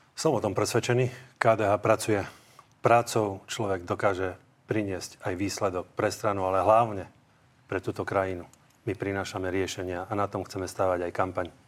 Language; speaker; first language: Slovak; native; Slovak